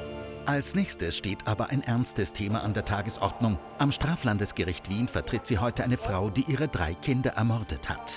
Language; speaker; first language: German; native; German